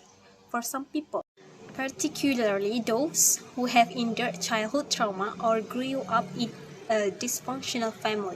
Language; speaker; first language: English; non-native, fluent; Malay